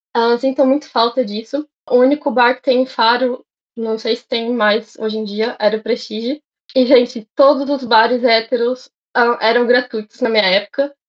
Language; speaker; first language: Portuguese; native; Portuguese